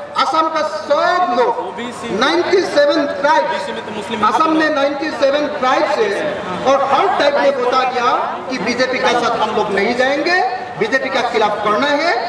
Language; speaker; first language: Hindi; non-native, local second language; Assamese